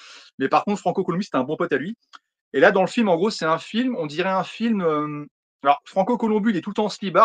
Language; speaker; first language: French; native; French